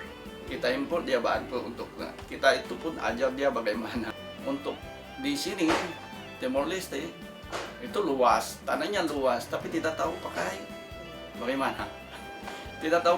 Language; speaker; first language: Indonesian; non-native, local second language; Tetum